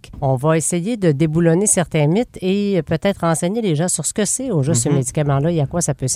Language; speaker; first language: French; native; French